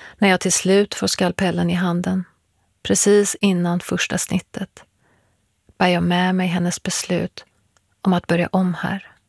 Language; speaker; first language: Swedish; early bilingual, other home language; Persian